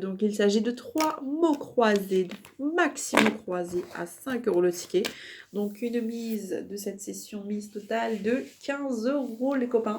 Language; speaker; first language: French; native; French